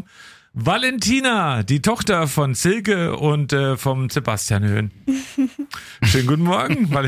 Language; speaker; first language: German; native; German